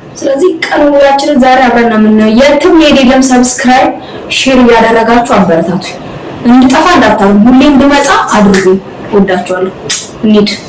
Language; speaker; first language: Amharic; native; Amharic